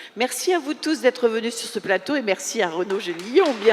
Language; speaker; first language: French; native; French